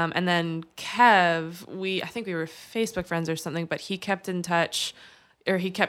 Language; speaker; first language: English; native; English